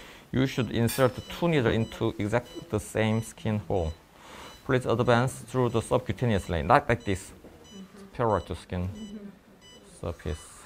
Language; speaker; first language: English; non-native, fluent; Korean